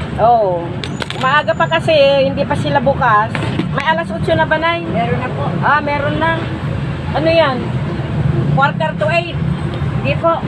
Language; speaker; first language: Filipino; native; Filipino